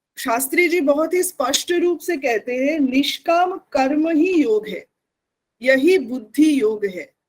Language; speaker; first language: Hindi; non-native, local second language; Bangla